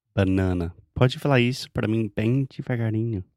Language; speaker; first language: Portuguese; non-native, fluent; English